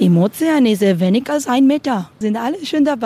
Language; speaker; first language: German; non-native, learner; Spanish